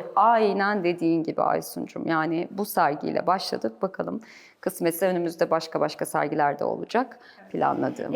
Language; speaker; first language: Turkish; native; Turkish